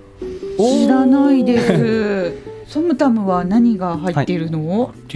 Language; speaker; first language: Japanese; native; Japanese